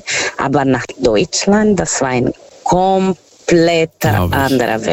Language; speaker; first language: German; non-native, fluent; Portuguese